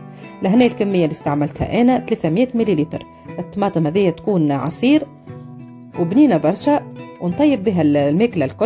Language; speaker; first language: Arabic; native; Arabic